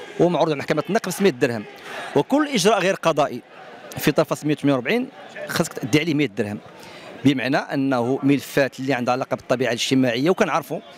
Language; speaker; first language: Arabic; native; Arabic